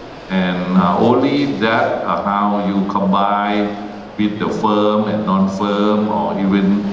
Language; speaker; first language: English; non-native, learner; Thai